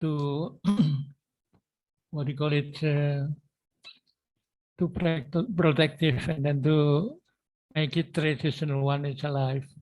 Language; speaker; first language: English; non-native, learner; Indonesian